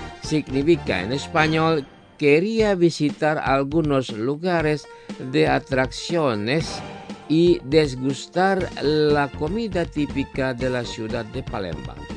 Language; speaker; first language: Spanish; non-native, fluent; Indonesian